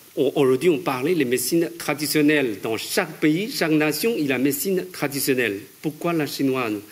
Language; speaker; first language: French; non-native, fluent; Chinese